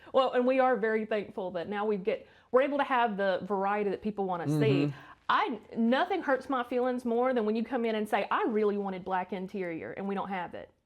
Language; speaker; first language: English; native; English